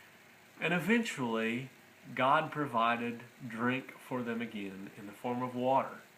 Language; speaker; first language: English; native; English